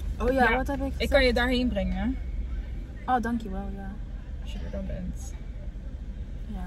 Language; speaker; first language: Dutch; early bilingual, heritage; Dutch